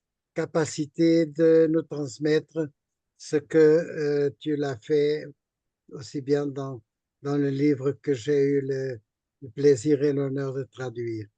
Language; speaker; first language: French; non-native, fluent; Portuguese